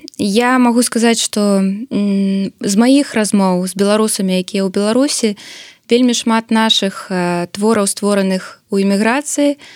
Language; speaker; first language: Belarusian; non-native, local second language; Russian